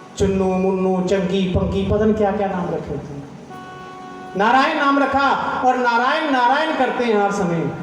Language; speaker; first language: Hindi; non-native, local second language; Punjabi